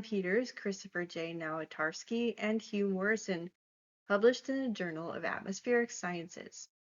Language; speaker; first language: English; native; English